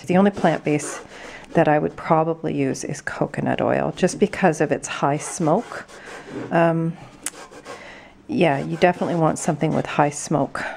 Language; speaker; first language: English; native; English